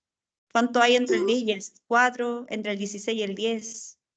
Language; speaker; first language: Spanish; native; Spanish